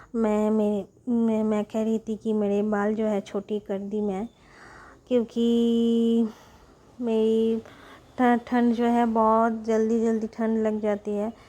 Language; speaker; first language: Hindi; non-native, local second language; Bangla